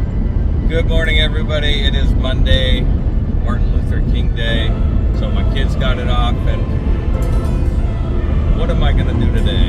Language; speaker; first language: English; native; English